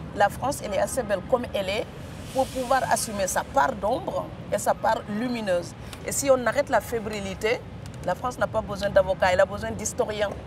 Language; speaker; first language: French; non-native, local second language; Serer